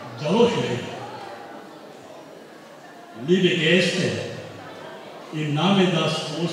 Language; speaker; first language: German; non-native, fluent; Tibetan